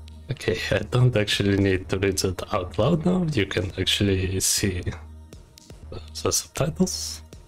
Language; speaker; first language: English; non-native, learner; Russian